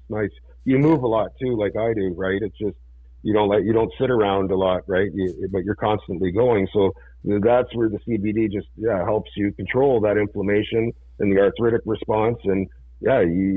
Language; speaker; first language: English; native; English